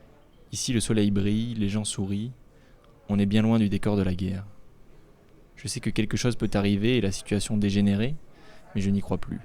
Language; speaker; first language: French; native; French